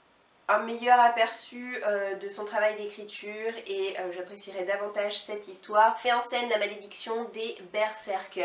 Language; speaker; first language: French; native; French